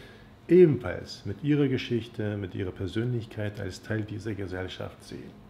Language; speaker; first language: German; non-native, fluent; Turkish